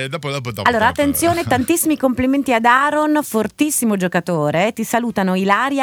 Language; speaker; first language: Italian; native; Italian